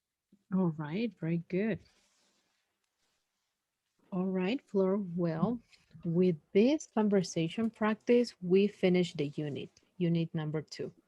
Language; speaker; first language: English; non-native, fluent; Spanish